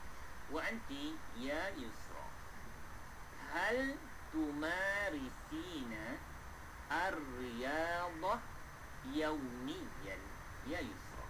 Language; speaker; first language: Arabic; non-native, fluent; Malay